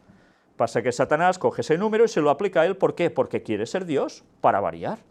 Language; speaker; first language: Spanish; native; Spanish